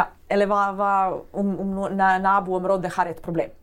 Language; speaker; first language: Norwegian; non-native, fluent; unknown